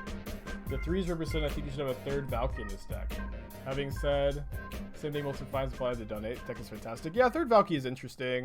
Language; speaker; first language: English; native; English